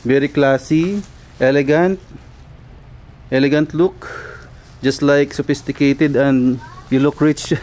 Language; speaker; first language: English; non-native, local second language; Filipino